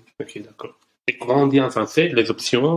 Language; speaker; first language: French; non-native, learner; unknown